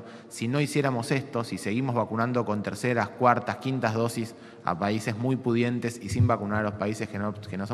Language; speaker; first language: Spanish; native; Spanish